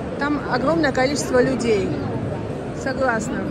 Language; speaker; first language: Russian; native; Russian